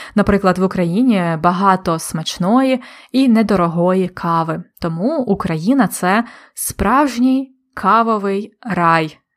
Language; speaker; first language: Ukrainian; native; Ukrainian